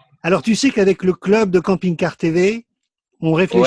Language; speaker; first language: French; native; French